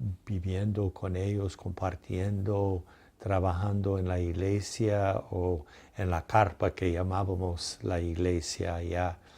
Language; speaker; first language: Spanish; non-native, fluent; English